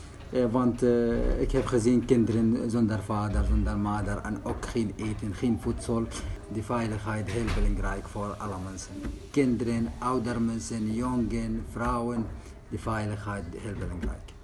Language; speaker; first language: Dutch; non-native, learner; Arabic